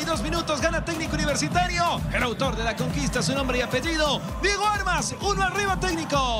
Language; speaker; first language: Spanish; native; Spanish